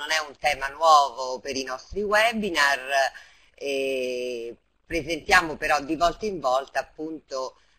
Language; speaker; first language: Italian; native; Italian